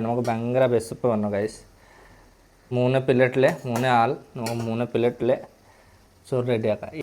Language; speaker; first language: Malayalam; early bilingual, heritage; Malayalam